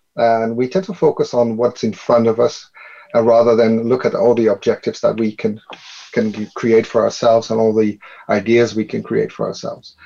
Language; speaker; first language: English; non-native, fluent; Dutch